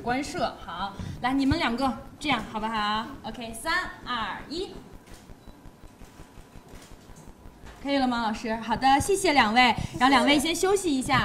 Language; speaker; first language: Chinese; native; Chinese